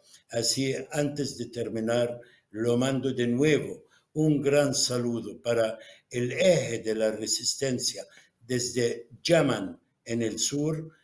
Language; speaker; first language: Spanish; non-native, fluent; Arabic